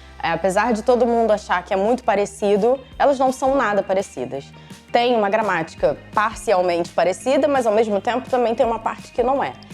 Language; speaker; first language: Portuguese; native; Portuguese